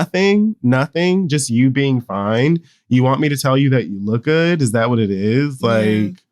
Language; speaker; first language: English; native; English